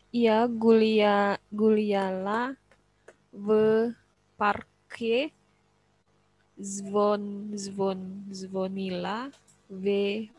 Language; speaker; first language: Russian; non-native, learner; Indonesian